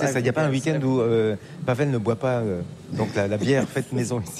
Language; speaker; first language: French; native; French